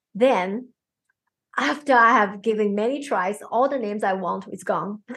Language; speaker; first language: English; non-native, fluent; Chinese